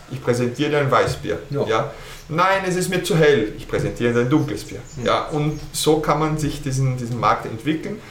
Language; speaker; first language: German; early bilingual, heritage; German